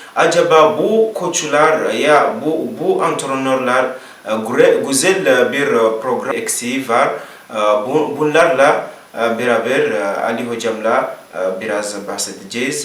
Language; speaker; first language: Turkish; non-native, learner; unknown